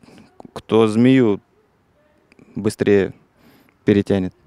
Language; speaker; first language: Russian; native; Russian